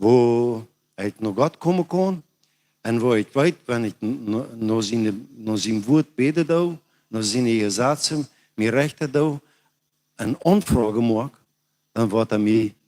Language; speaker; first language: German; non-native, learner; Plautdietsch